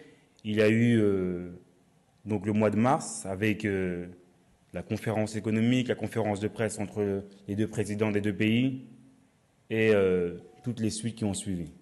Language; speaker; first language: French; native; French